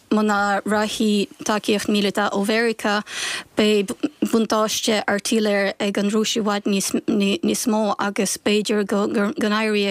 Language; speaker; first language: Irish; non-native, fluent; Ukrainian